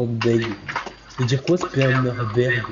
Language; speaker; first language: French; native; French